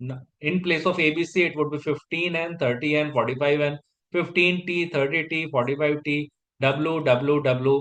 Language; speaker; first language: English; non-native, local second language; Hindi